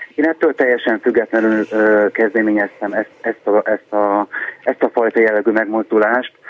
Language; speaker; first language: Hungarian; native; Hungarian